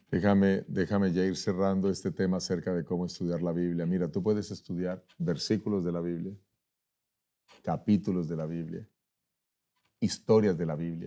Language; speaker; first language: Spanish; native; Spanish